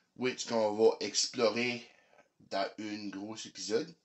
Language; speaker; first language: French; early bilingual, heritage; French